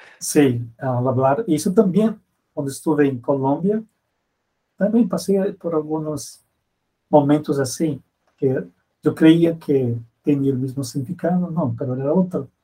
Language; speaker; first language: Spanish; non-native, fluent; Portuguese